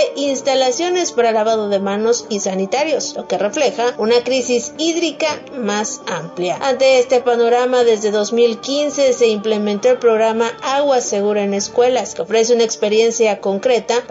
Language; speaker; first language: Spanish; native; Spanish